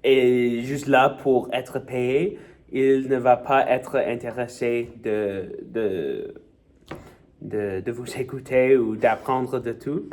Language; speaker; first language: French; non-native, learner; English